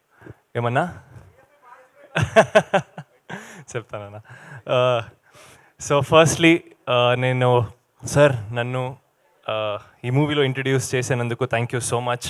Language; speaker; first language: Telugu; non-native, learner; Kannada